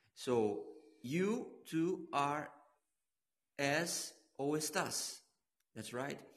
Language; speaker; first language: English; non-native, learner; Portuguese